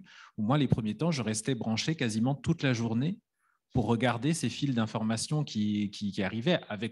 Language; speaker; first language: French; native; French